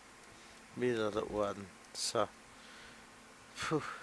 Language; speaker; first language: German; native; German